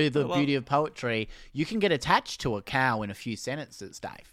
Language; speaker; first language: English; native; English